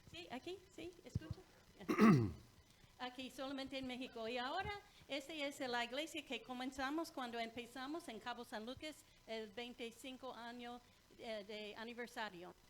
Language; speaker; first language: Spanish; non-native, fluent; English